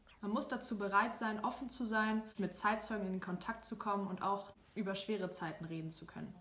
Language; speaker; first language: German; native; German